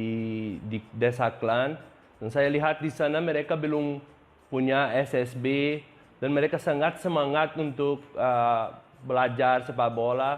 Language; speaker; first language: Indonesian; non-native, fluent; Portuguese